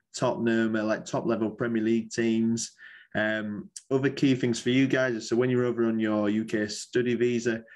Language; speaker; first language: English; native; English